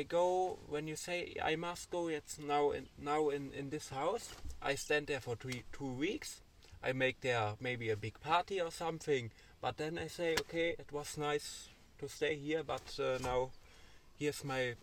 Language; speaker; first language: English; non-native, learner; German